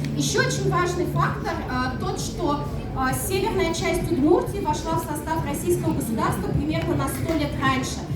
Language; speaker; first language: Russian; non-native, local second language; Udmurt